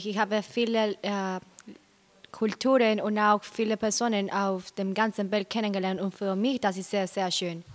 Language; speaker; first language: German; non-native, learner; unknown